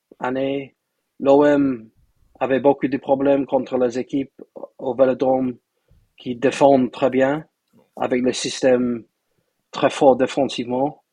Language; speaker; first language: French; non-native, fluent; English